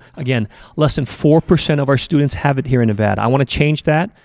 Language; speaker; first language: English; native; English